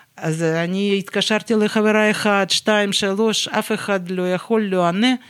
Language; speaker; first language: Hebrew; non-native, fluent; Russian